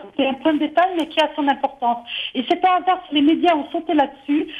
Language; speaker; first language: French; native; French